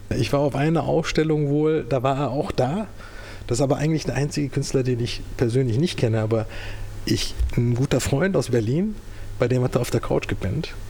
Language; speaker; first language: German; early bilingual, other home language; Turkish